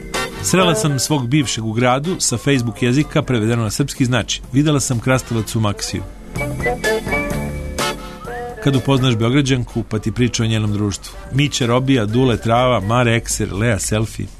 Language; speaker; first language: Serbian; native; Serbian